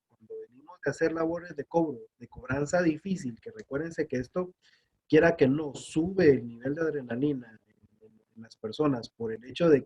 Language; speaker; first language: Spanish; native; Spanish